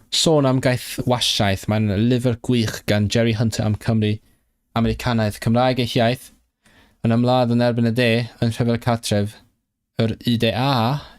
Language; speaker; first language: Welsh; non-native, learner; Cantonese